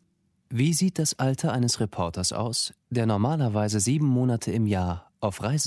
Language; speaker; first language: German; native; German